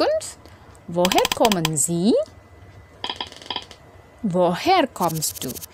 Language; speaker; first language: German; non-native, fluent; Indonesian